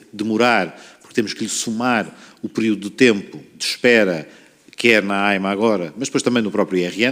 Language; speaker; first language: Portuguese; native; Portuguese